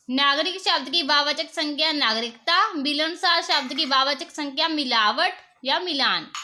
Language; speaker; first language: Hindi; non-native, local second language; Punjabi